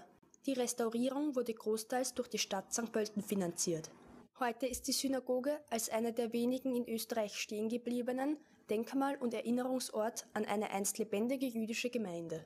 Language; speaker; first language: German; native; German